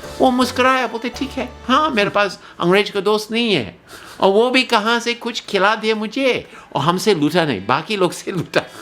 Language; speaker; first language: Hindi; non-native, fluent; English